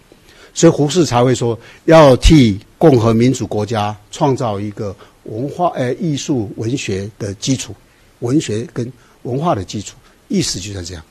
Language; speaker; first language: Chinese; native; Chinese